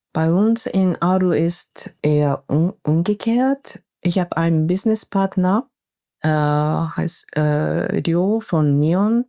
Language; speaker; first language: German; non-native, fluent; Japanese